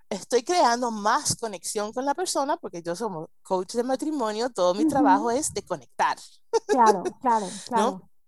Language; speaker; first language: Spanish; early bilingual, heritage; Spanish